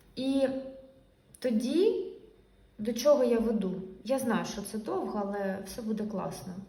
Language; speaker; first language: Ukrainian; non-native, local second language; Russian